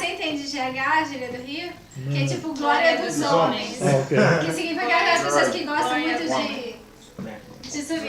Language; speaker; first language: Portuguese; non-native, local second language; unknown